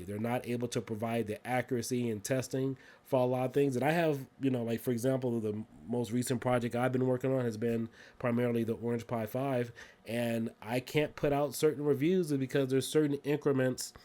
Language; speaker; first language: English; native; English